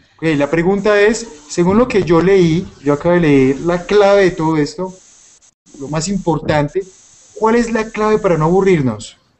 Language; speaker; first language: Spanish; native; Spanish